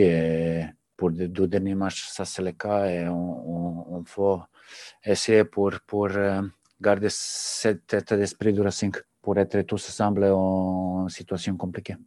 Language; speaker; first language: French; non-native, learner; Serbian